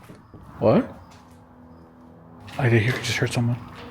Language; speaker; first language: English; native; English